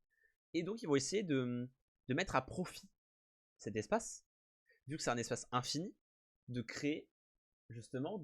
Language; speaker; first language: French; native; French